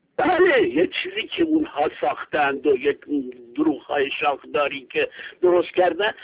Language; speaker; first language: Persian; non-native, local second language; Kurdish